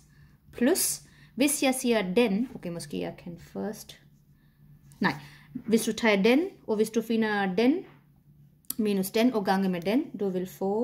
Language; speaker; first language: Danish; non-native, fluent; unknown